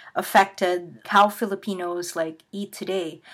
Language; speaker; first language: English; non-native, local second language; Filipino